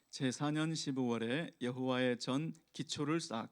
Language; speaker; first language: Korean; native; Korean